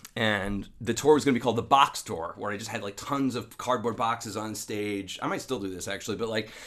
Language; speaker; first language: English; native; English